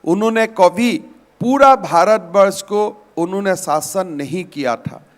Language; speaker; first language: Hindi; non-native, local second language; Assamese